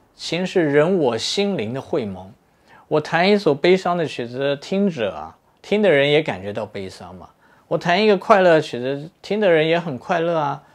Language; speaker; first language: Chinese; native; Chinese